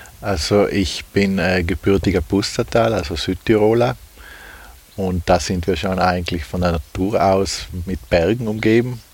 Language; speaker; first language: German; native; German